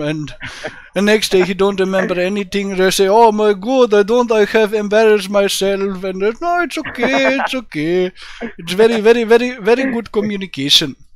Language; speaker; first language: English; non-native, fluent; German